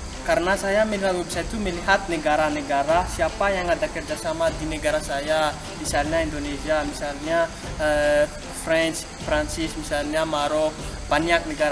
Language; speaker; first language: Indonesian; non-native, learner; Malagasy